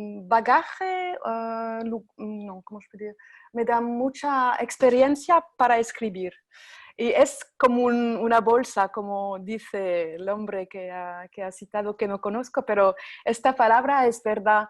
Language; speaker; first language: Spanish; non-native, fluent; French